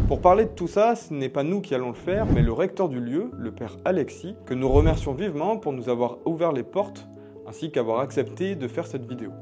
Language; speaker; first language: French; native; French